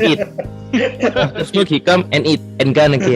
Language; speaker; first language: English; non-native, learner; Indonesian